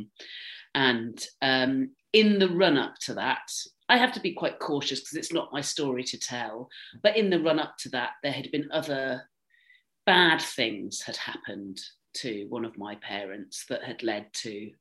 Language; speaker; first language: English; native; English